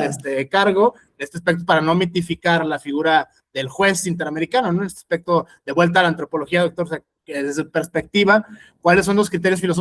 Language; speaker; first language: Spanish; native; Spanish